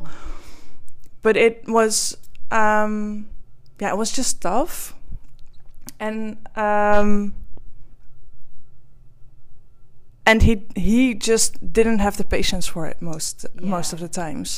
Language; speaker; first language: English; non-native, fluent; Dutch